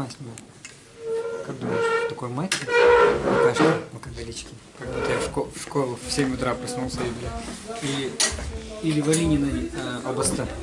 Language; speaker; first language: Russian; native; Russian